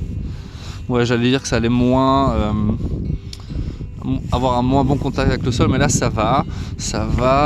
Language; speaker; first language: French; native; French